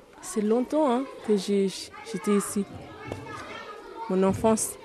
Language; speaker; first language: French; non-native, learner; Tibetan